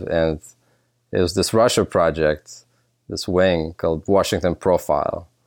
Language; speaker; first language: English; early bilingual, other home language; Russian